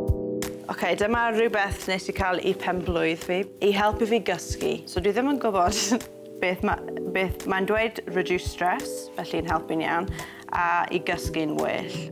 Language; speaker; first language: Welsh; non-native, local second language; English